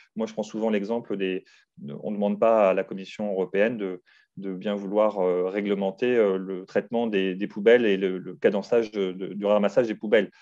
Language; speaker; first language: French; native; French